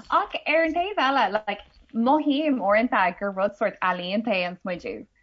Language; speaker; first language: Irish; non-native, local second language; English